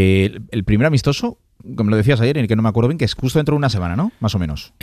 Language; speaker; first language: Spanish; native; Spanish